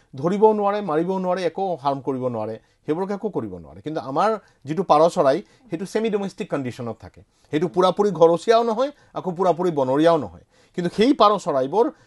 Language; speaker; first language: Assamese; non-native, local second language; Bangla